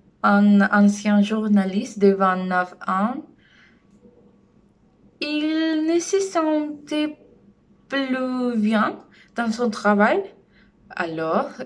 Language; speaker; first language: French; non-native, learner; Spanish